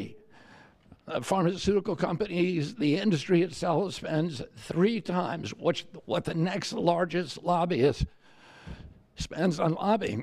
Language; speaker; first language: English; native; English